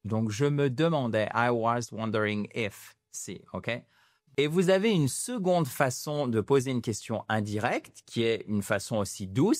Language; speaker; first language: French; native; French